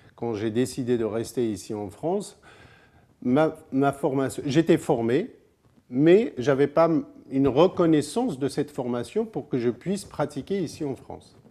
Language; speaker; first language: French; non-native, local second language; Arabic